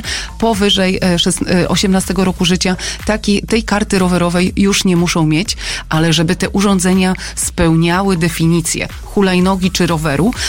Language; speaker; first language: Polish; native; Polish